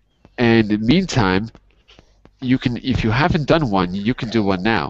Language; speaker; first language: English; native; English